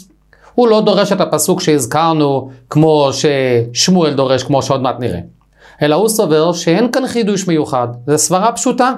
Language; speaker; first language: Hebrew; native; Hebrew